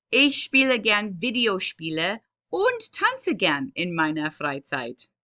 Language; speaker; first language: German; non-native, learner; English